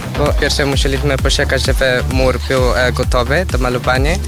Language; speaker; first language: Polish; non-native, learner; Spanish